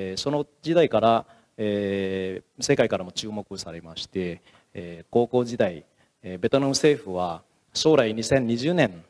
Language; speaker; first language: Japanese; non-native, fluent; Vietnamese